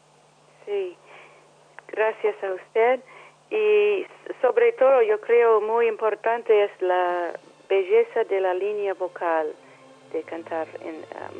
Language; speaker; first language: Spanish; non-native, learner; English